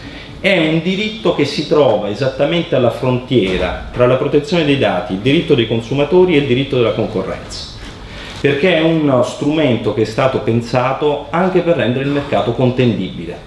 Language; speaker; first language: Italian; native; Italian